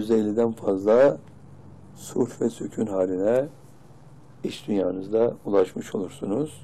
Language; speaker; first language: Turkish; native; Turkish